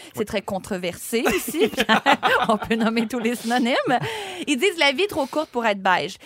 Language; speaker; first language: French; native; French